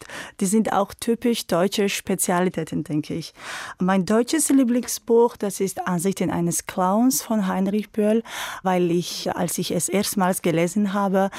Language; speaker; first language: German; non-native, fluent; Georgian